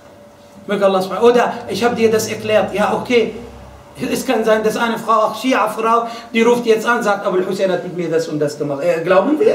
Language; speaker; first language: German; non-native, fluent; Arabic